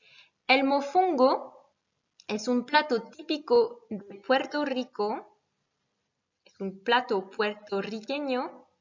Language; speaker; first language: Spanish; non-native, fluent; French